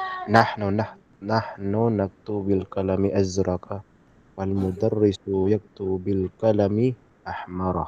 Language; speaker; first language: Arabic; non-native, learner; Filipino